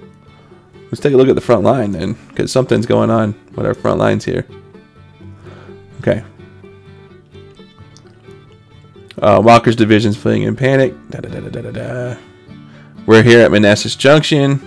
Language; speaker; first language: English; native; English